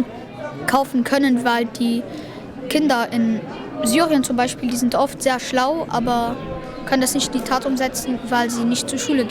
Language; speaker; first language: German; non-native, local second language; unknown